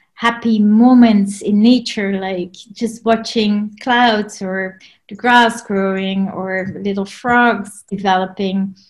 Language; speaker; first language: English; non-native, fluent; Dutch